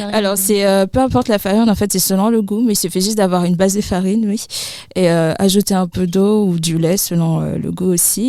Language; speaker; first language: French; native; French